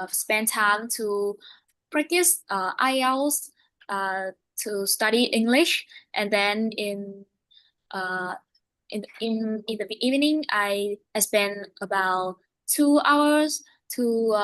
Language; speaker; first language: English; non-native, learner; Vietnamese